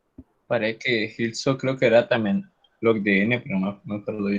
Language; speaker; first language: Spanish; native; Spanish